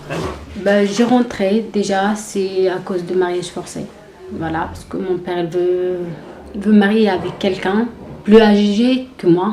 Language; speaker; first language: French; non-native, learner; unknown